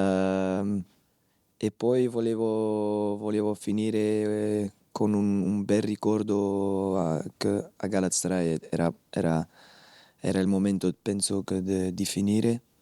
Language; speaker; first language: Italian; non-native, fluent; Dutch